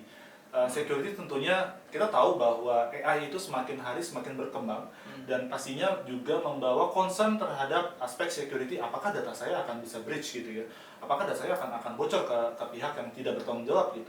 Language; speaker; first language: Indonesian; native; Indonesian